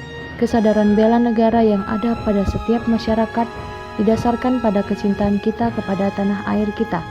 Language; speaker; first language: Indonesian; native; Indonesian